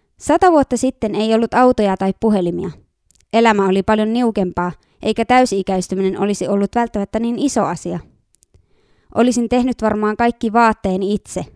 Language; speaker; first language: Finnish; native; Finnish